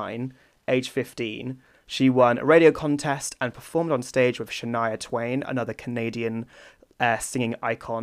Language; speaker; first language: English; native; English